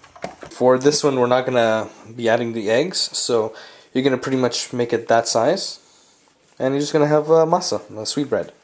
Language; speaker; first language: English; early bilingual, other home language; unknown